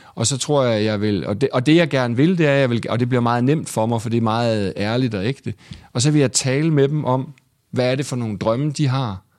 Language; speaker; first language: Danish; native; Danish